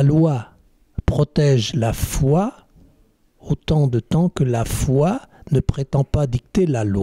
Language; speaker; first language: French; native; French